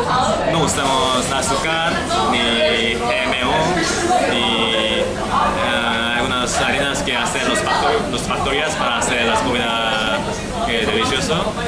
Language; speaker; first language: Spanish; non-native, learner; Korean